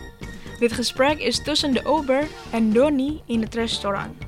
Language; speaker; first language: Dutch; non-native, learner; Indonesian